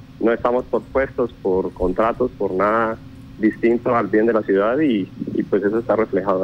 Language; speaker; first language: Spanish; native; Spanish